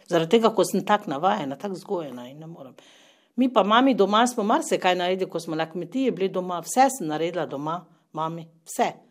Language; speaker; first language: Slovenian; non-native, fluent; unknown